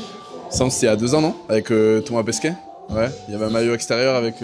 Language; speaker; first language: French; native; French